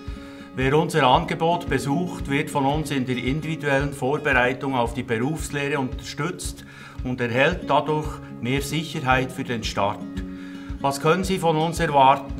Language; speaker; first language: German; native; German